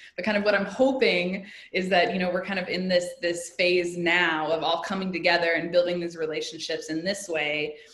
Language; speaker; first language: English; native; English